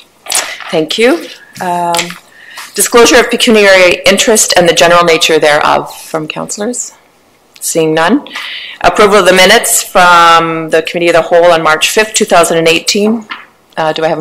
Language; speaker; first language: English; native; English